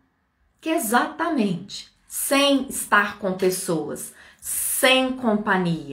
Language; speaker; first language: Portuguese; native; Portuguese